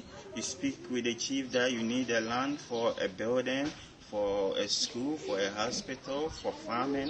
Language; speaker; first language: English; non-native, local second language; Akan